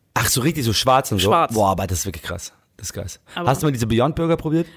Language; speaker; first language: German; native; German